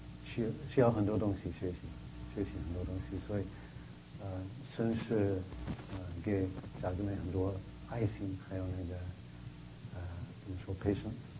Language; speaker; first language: Chinese; non-native, fluent; English